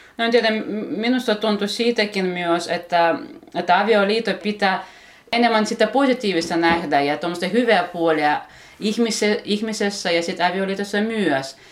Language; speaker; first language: Finnish; non-native, learner; Russian